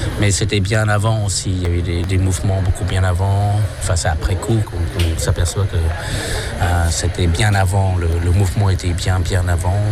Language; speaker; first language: French; non-native, fluent; Khmer